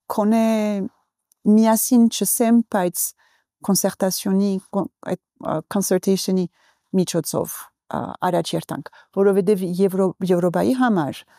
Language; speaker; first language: Armenian; early bilingual, heritage; Armenian